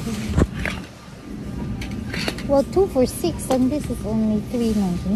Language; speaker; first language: English; non-native, local second language; Filipino